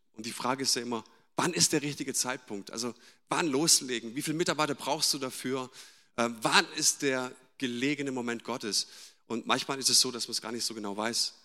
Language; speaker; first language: German; native; German